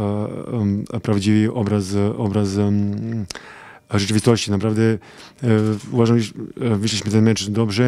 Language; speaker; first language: Polish; non-native, fluent; Serbian